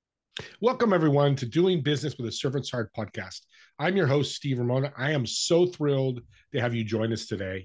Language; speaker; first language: English; native; English